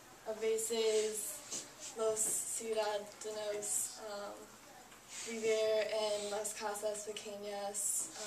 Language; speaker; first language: Spanish; non-native, learner; English